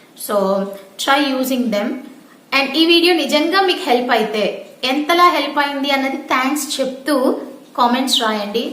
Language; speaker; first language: English; non-native, local second language; Telugu